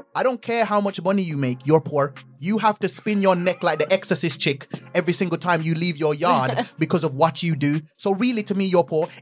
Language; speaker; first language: English; native; English